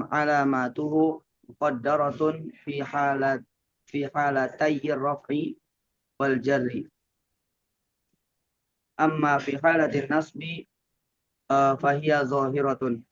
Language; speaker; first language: Arabic; non-native, learner; Indonesian